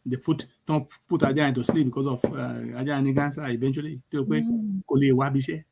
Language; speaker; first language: English; non-native, local second language; Yoruba